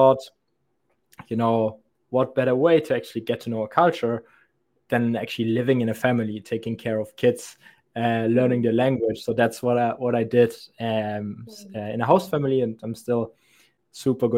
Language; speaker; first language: English; non-native, fluent; German